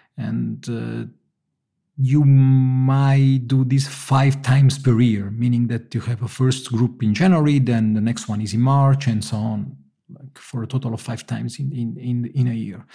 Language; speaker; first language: English; non-native, fluent; Italian